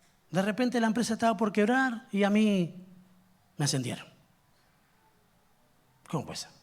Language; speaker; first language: Spanish; native; Spanish